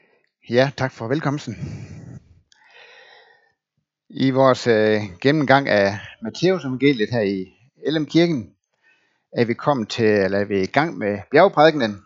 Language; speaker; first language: Danish; native; Danish